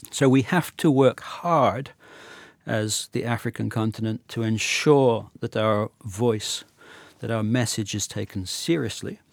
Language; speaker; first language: English; native; English